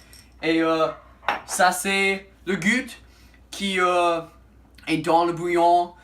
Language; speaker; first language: French; non-native, learner; English